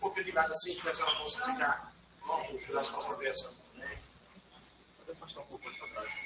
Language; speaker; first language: Portuguese; native; Portuguese